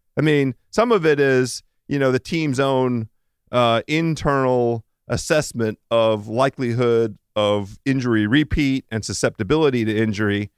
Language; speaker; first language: English; native; English